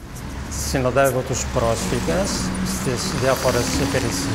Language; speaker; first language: Greek; non-native, fluent; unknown